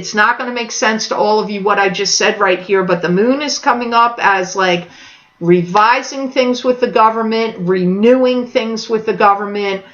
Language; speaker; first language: English; native; English